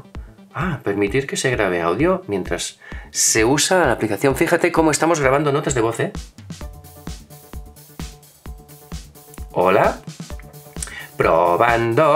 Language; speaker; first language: Spanish; native; Spanish